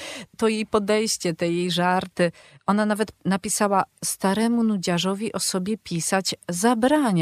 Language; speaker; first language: Polish; native; Polish